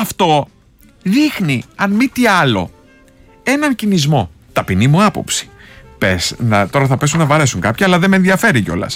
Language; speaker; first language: Greek; native; Greek